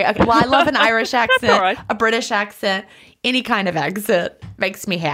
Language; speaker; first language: English; native; English